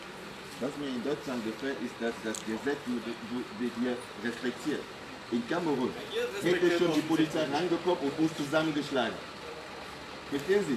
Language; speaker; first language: German; non-native, fluent; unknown